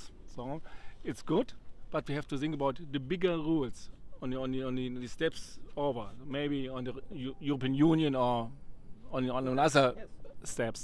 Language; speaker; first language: English; non-native, learner; German